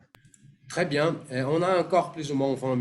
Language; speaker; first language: French; non-native, fluent; Portuguese